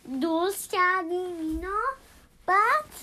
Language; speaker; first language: Persian; early bilingual, heritage; Persian